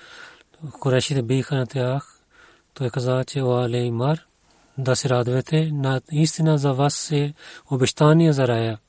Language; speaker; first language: Bulgarian; non-native, learner; Urdu